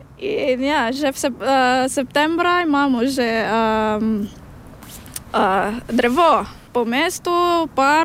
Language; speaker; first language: Slovenian; non-native, learner; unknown